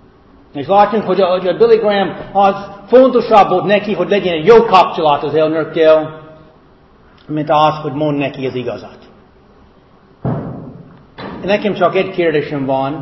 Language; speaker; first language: Hungarian; non-native, fluent; English